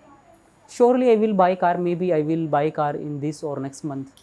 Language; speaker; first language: English; non-native, local second language; Hindi